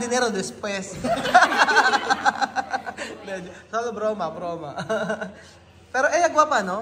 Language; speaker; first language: Spanish; non-native, learner; Filipino